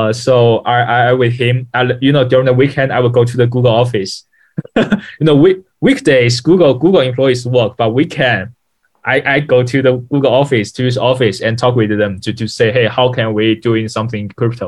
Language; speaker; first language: English; non-native, fluent; Chinese